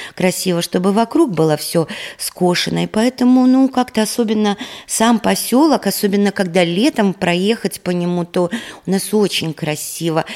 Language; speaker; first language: Russian; native; Russian